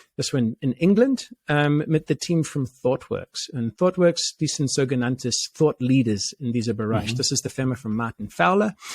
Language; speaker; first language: German; non-native, fluent; English